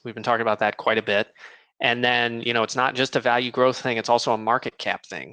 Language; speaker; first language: English; native; English